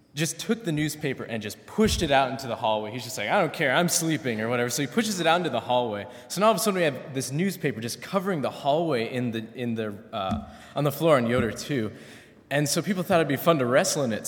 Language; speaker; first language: English; native; English